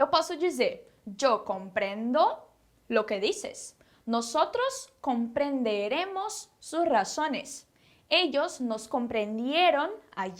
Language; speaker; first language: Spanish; non-native, fluent; Portuguese